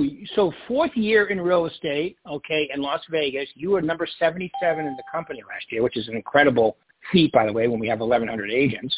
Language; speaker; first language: English; native; English